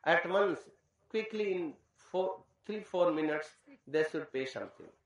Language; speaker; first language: English; non-native, local second language; Hindi